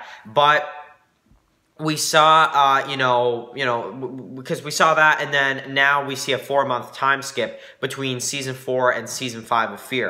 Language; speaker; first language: English; native; English